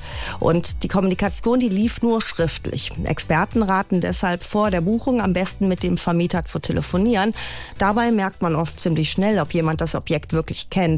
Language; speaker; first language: German; native; German